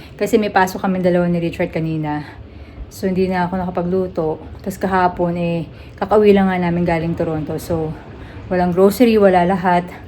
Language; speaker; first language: Filipino; native; Filipino